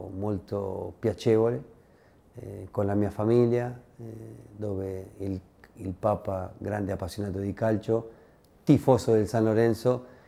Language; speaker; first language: Italian; non-native, fluent; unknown